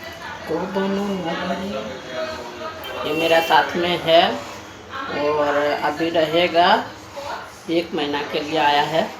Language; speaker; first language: Hindi; non-native, local second language; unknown